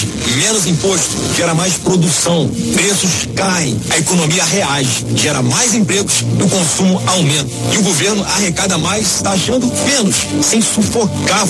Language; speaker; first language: Portuguese; native; Portuguese